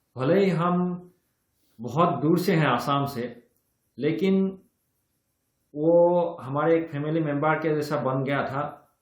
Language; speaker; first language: Hindi; non-native, local second language; Assamese